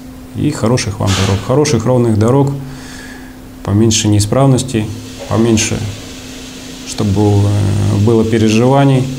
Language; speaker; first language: Russian; native; Russian